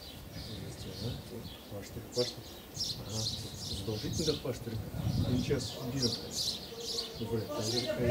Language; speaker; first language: Bulgarian; non-native, learner; Russian